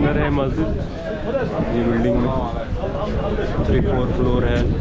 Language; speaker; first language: German; non-native, learner; Hindi